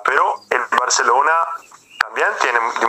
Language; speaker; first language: Spanish; non-native, fluent; Italian